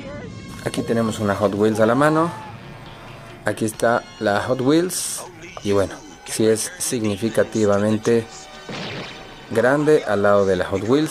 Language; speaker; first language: Spanish; native; Spanish